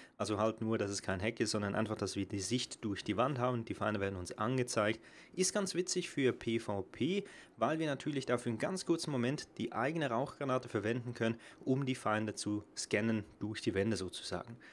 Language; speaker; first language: German; native; German